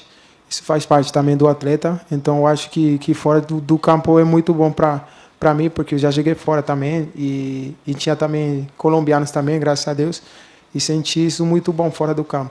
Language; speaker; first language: Portuguese; non-native, learner; Spanish